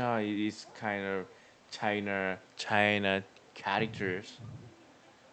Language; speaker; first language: English; non-native, learner; Korean